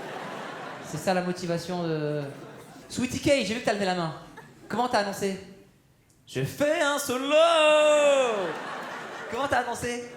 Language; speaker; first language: French; native; French